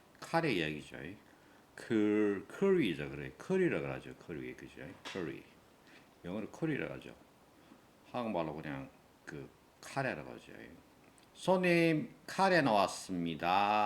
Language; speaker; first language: Korean; native; Korean